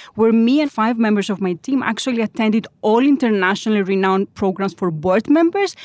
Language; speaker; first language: English; non-native, fluent; Greek